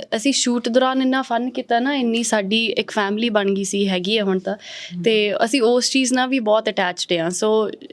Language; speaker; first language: Punjabi; early bilingual, heritage; Punjabi